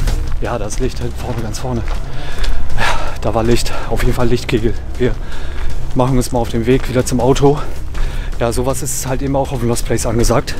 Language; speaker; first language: German; native; German